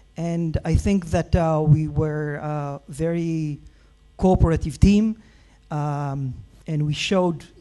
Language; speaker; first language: English; non-native, fluent; Hebrew